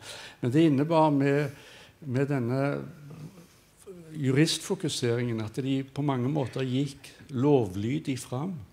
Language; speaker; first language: Norwegian; native; Norwegian